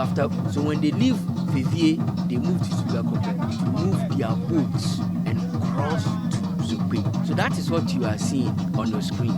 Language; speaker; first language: English; non-native, local second language; Akan